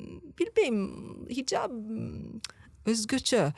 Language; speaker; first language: Kyrgyz; non-native, learner; Italian